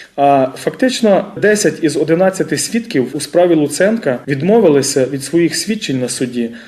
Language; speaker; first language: Ukrainian; native; Ukrainian